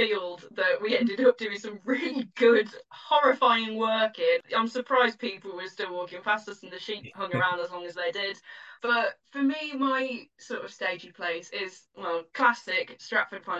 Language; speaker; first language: English; native; English